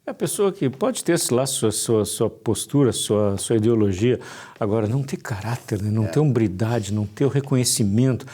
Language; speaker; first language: Portuguese; native; Portuguese